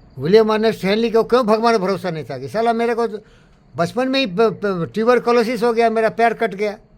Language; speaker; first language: Hindi; native; Hindi